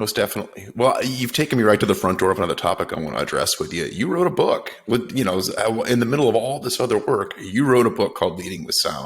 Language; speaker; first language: English; native; English